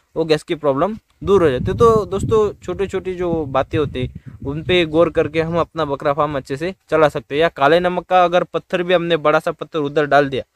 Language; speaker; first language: Hindi; non-native, local second language; Marathi